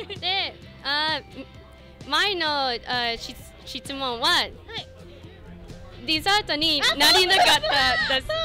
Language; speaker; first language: Japanese; non-native, learner; English